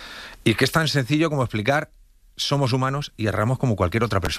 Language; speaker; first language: Spanish; native; Spanish